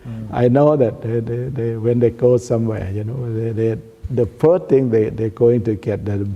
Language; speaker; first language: English; non-native, learner; Thai